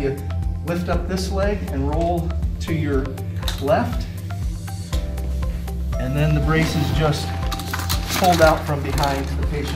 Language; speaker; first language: English; native; English